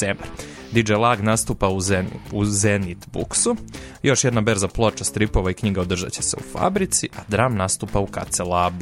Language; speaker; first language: Serbian; native; Serbian